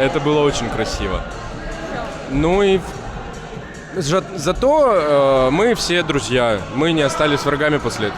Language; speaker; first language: Russian; native; Russian